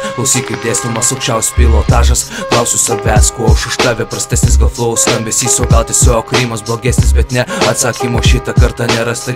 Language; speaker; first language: Lithuanian; native; Lithuanian